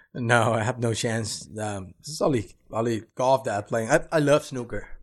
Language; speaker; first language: English; non-native, fluent; Thai